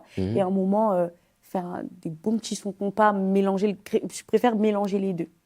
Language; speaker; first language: French; non-native, local second language; Haitian Creole